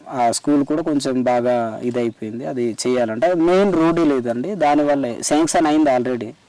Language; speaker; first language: Telugu; non-native, local second language; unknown